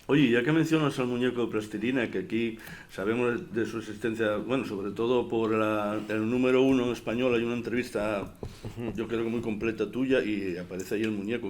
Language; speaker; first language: Spanish; native; Spanish